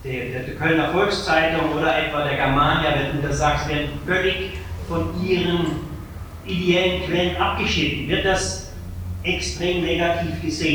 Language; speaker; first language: German; native; German